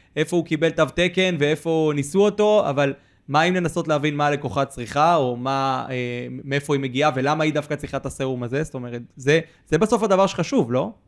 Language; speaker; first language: Hebrew; native; Hebrew